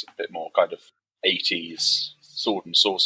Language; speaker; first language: English; native; English